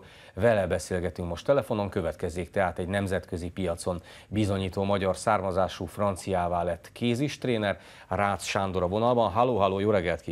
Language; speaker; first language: Hungarian; native; Hungarian